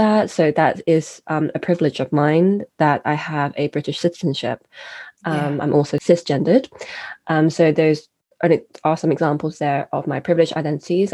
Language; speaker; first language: English; native; English